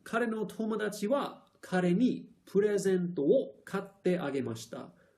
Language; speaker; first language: Japanese; non-native, fluent; English